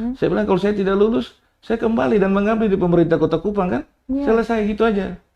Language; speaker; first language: Indonesian; native; Indonesian